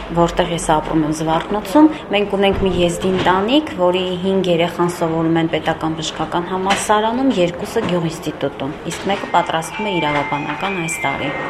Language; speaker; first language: Armenian; non-native, local second language; Kurdish